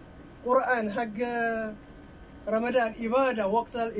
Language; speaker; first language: Arabic; non-native, learner; Amharic